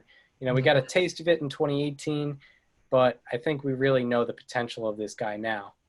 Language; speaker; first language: English; native; English